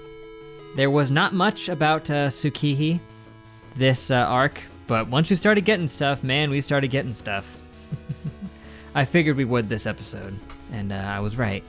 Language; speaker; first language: English; native; English